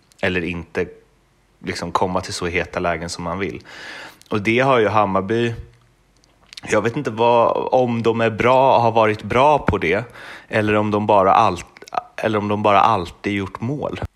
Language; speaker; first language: Swedish; native; Swedish